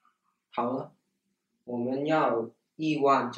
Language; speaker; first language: Chinese; non-native, learner; English